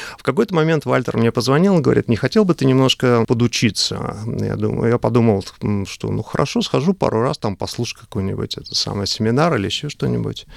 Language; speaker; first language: Russian; native; Russian